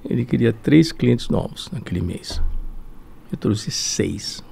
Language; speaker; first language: Portuguese; early bilingual, other home language; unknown